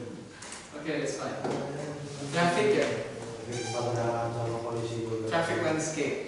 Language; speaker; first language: English; non-native, fluent; Indonesian